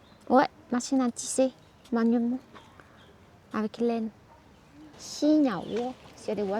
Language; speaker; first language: French; non-native, learner; Chinese